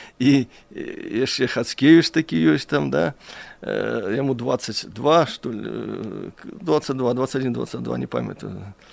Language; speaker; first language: Belarusian; native; Belarusian